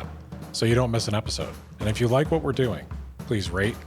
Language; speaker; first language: English; native; English